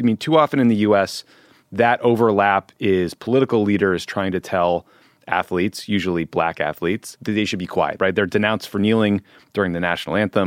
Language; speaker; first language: English; native; English